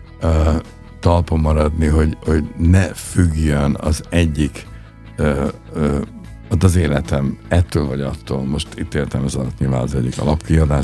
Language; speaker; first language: Hungarian; native; Hungarian